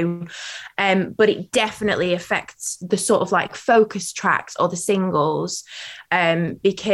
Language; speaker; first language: English; native; English